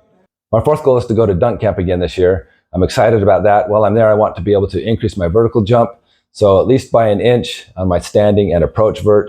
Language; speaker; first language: English; native; English